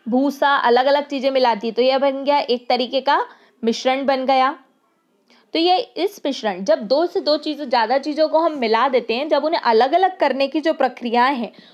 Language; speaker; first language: Hindi; native; Hindi